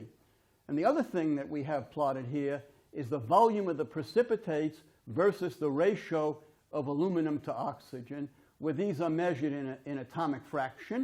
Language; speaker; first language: English; native; English